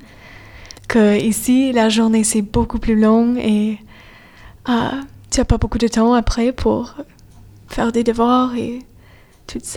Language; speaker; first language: French; non-native, fluent; English